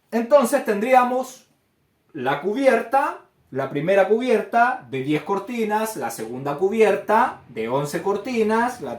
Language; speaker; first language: Spanish; native; Spanish